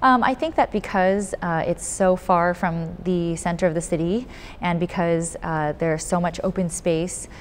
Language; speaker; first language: English; native; English